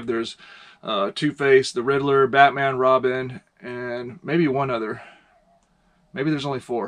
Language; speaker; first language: English; native; English